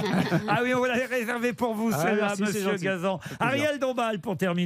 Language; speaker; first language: French; native; French